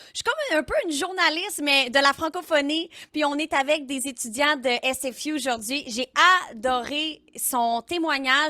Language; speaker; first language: French; native; French